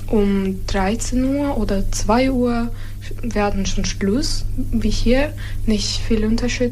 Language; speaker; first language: German; non-native, fluent; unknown